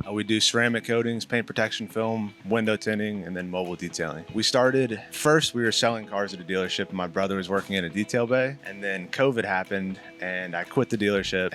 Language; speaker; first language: English; native; English